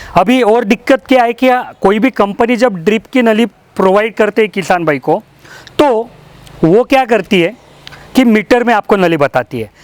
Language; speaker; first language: Hindi; non-native, local second language; Marathi